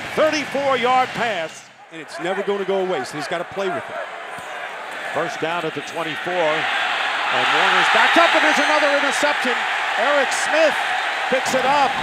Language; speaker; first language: English; native; English